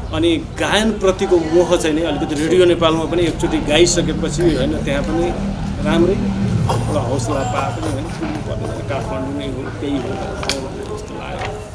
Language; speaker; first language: Nepali; non-native, local second language; Maithili